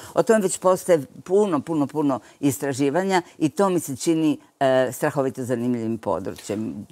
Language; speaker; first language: Croatian; native; Croatian